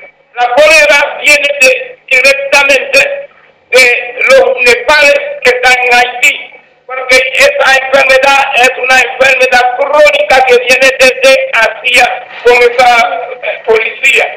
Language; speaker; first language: Spanish; non-native, fluent; Haitian Creole